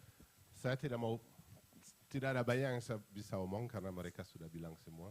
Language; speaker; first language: Indonesian; non-native, fluent; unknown